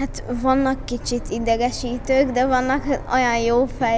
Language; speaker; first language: Hungarian; early bilingual, other home language; Arabic